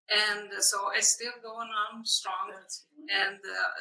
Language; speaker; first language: English; non-native, fluent; Hungarian